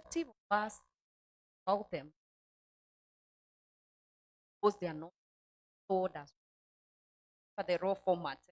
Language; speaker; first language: English; non-native, local second language; Swahili